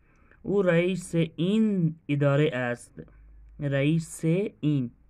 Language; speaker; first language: Persian; non-native, fluent; Urdu